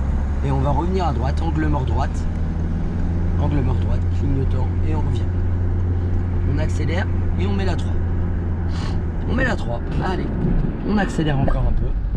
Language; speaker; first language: French; native; French